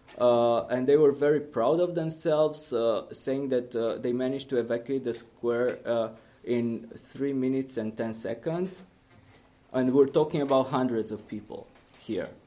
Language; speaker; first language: English; non-native, fluent; Romanian